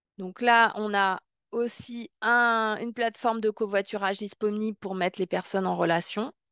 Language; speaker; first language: French; native; French